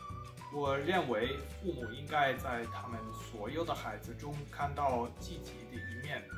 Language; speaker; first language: Chinese; non-native, learner; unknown